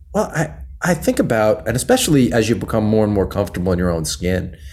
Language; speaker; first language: English; native; English